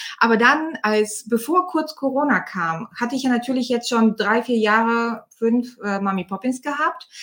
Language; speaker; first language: German; non-native, fluent; Bulgarian